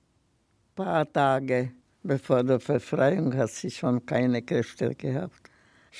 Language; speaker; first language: German; non-native, fluent; Czech